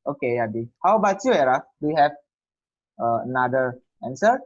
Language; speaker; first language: English; non-native, learner; Indonesian